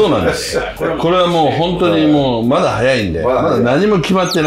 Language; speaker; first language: Japanese; native; Japanese